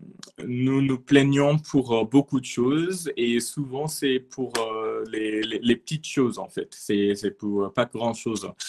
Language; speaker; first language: French; non-native, fluent; English